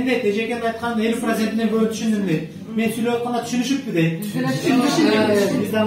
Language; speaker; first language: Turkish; non-native, learner; Kyrgyz